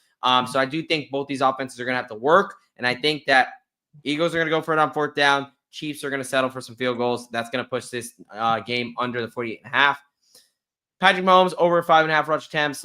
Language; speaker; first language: English; native; English